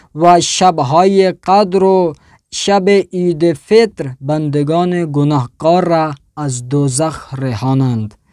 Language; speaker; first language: Persian; non-native, fluent; Urdu